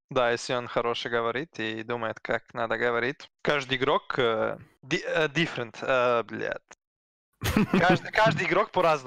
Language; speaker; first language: Russian; non-native, learner; Serbian